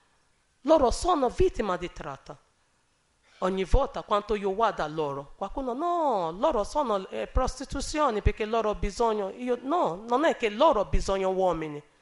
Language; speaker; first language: Italian; non-native, learner; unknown